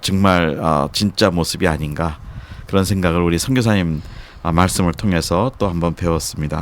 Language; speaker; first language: Korean; native; Korean